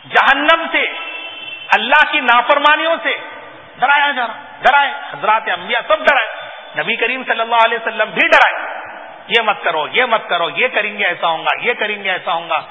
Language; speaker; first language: Urdu; native; Urdu